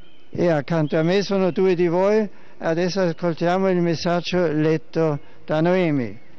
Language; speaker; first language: Italian; non-native, fluent; German